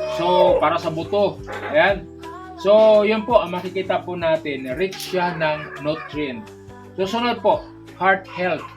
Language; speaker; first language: Filipino; non-native, local second language; Cebuano